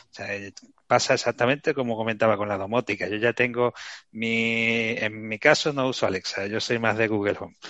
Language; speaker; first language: Spanish; native; Spanish